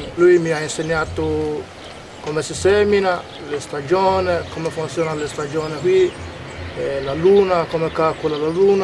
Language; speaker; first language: Italian; non-native, learner; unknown